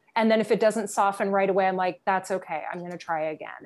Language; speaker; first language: English; native; English